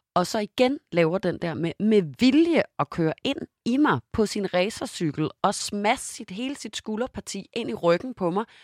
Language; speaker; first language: Danish; native; Danish